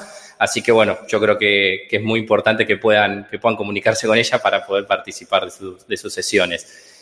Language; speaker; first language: Spanish; native; Spanish